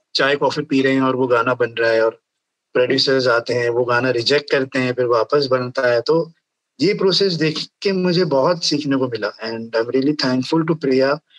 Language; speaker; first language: Hindi; native; Hindi